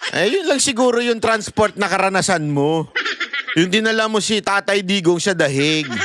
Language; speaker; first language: Filipino; native; Filipino